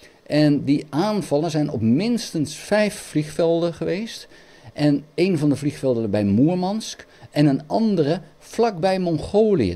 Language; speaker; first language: Dutch; native; Dutch